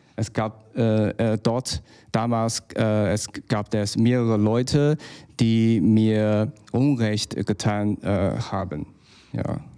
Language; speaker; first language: German; non-native, learner; Chinese